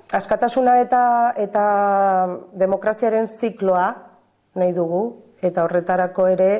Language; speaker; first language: Basque; native; Basque